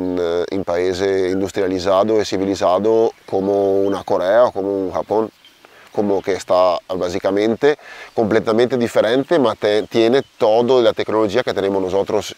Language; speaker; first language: Spanish; non-native, learner; Italian